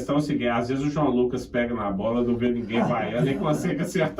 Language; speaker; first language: Portuguese; native; Portuguese